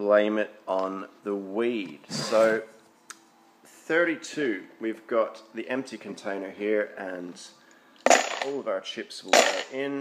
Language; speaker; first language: English; native; English